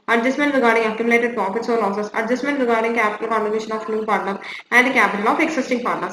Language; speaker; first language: English; non-native, local second language; Malayalam